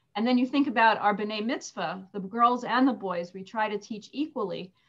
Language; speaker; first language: English; native; English